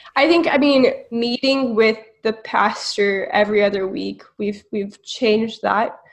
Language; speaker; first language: English; native; English